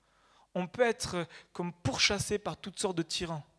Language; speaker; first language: French; native; French